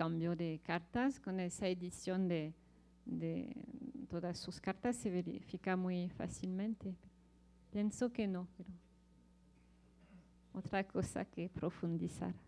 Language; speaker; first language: Spanish; non-native, fluent; French